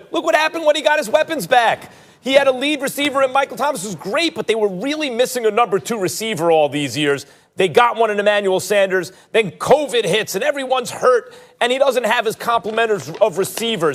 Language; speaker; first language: English; native; English